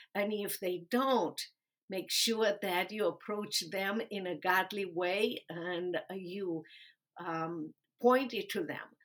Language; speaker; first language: English; non-native, fluent; Romanian